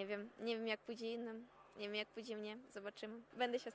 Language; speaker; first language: Polish; non-native, fluent; Russian